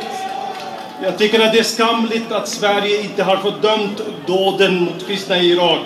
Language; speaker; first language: Swedish; non-native, fluent; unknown